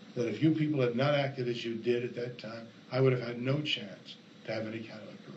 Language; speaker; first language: English; native; English